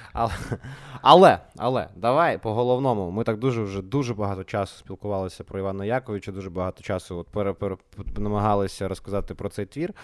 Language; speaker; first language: Ukrainian; non-native, local second language; Russian